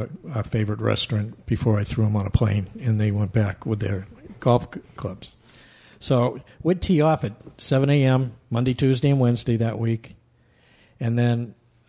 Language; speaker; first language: English; native; English